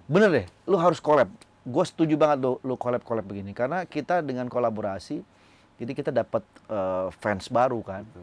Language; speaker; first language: Indonesian; native; Indonesian